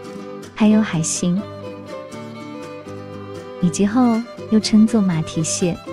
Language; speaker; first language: Chinese; native; Chinese